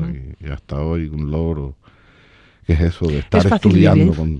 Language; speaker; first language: Spanish; native; Spanish